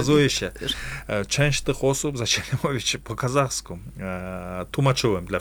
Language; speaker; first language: Polish; non-native, fluent; Kazakh